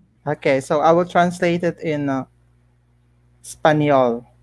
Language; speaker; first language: English; non-native, local second language; Filipino